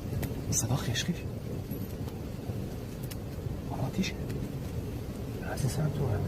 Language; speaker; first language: Persian; native; Persian